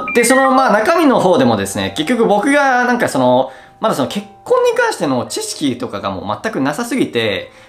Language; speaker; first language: Japanese; native; Japanese